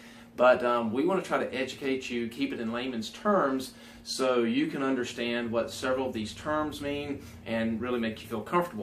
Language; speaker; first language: English; native; English